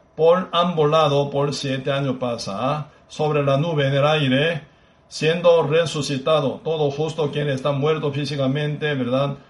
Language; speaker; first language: Spanish; non-native, fluent; Korean